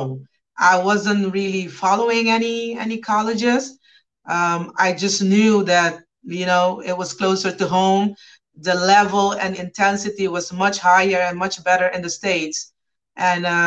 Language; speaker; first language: English; non-native, fluent; Papiamento